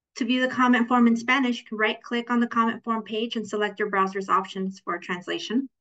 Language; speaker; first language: English; native; English